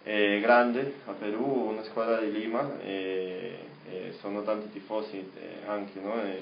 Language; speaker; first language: Italian; non-native, learner; Spanish